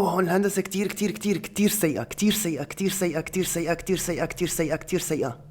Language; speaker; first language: Arabic; native; Arabic